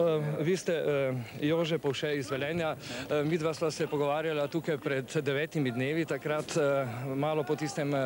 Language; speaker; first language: Slovenian; native; Slovenian